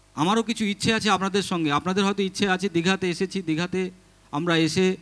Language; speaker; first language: Hindi; non-native, local second language; Bangla